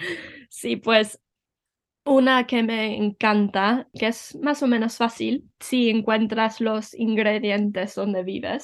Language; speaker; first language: Spanish; early bilingual, heritage; Spanish